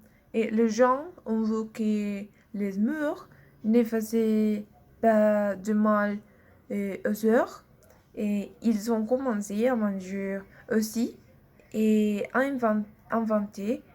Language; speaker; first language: French; non-native, learner; Spanish